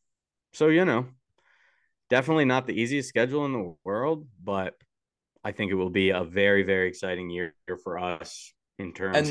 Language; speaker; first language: English; native; English